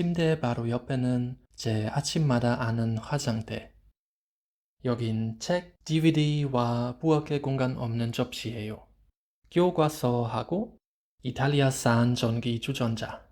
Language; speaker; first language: Korean; non-native, fluent; German